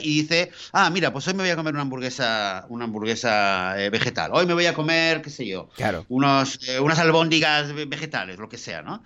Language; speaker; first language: Spanish; native; Spanish